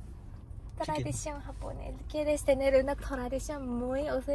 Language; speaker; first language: Spanish; non-native, fluent; Japanese